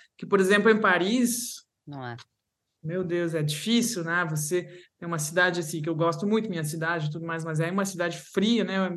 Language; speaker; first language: Portuguese; non-native, fluent; French